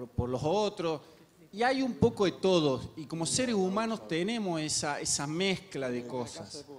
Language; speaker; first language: Spanish; native; Spanish